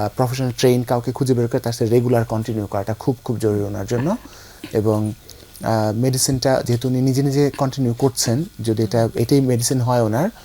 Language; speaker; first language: Bangla; native; Bangla